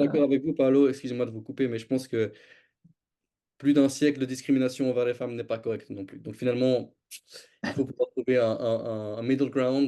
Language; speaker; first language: French; native; French